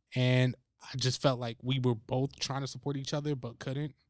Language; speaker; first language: English; native; English